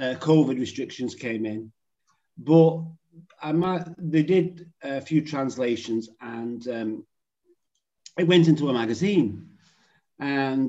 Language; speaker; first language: English; native; English